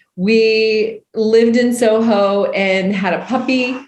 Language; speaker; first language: English; native; English